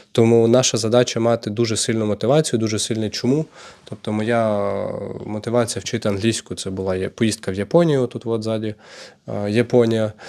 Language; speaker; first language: Ukrainian; native; Ukrainian